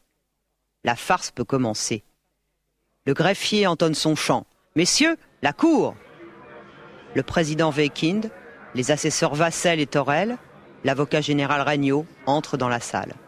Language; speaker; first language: French; native; French